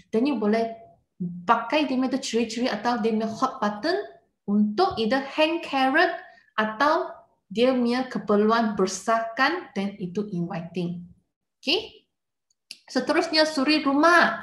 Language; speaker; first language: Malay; non-native, local second language; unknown